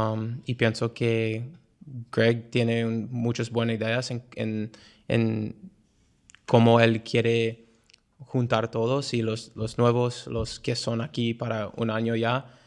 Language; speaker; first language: Spanish; non-native, fluent; English